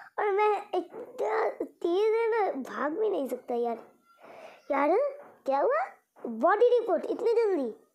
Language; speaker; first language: Hindi; non-native, local second language; Bangla